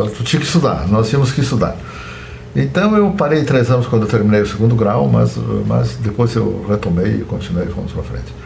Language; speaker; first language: Portuguese; native; Portuguese